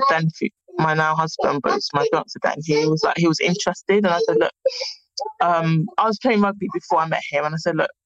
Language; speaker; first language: English; native; English